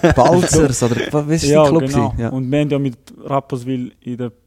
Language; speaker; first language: German; native; German